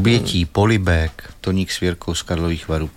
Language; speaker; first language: Czech; native; Czech